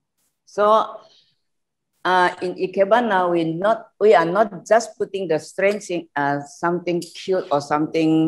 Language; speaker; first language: English; non-native, learner; Indonesian